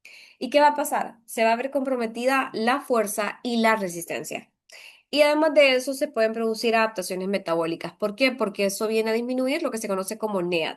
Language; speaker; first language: Spanish; native; Spanish